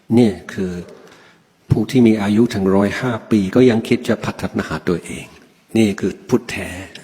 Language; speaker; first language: Thai; non-native, fluent; English